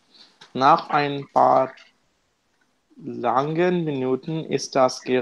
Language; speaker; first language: German; non-native, learner; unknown